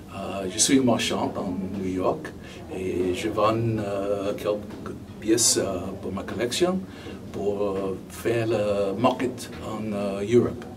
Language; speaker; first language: French; non-native, learner; English